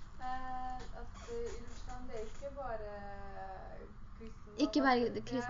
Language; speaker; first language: Norwegian; early bilingual, other home language; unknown